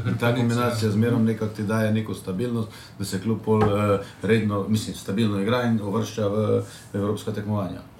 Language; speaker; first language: Slovenian; native; Slovenian